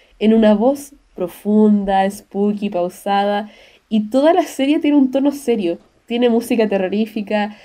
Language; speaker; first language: Spanish; native; Spanish